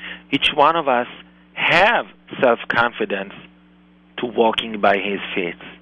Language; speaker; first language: English; non-native, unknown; Hebrew